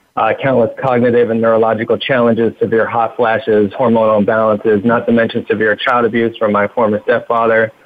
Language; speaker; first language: English; native; English